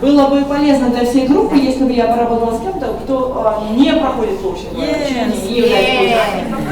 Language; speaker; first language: Russian; native; Russian